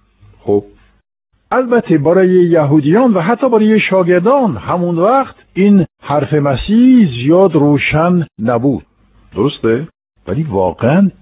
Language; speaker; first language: Persian; non-native, fluent; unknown